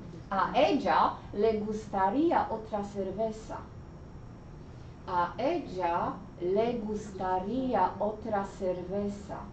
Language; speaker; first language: Spanish; non-native, learner; English